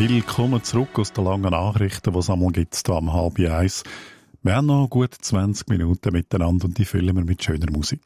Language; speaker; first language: German; native; German